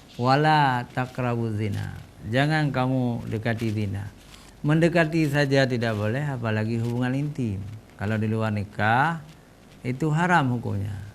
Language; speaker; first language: Malay; non-native, local second language; Achinese